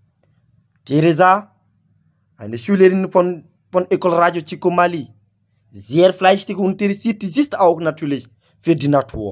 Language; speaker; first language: German; non-native, learner; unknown